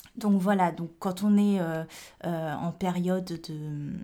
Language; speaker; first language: French; native; French